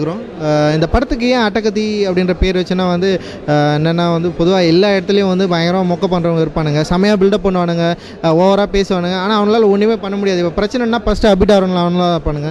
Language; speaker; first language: Tamil; native; Tamil